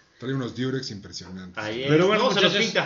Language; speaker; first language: Spanish; native; Spanish